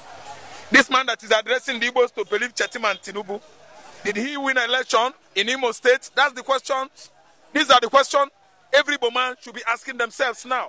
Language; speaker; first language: English; non-native, local second language; Igbo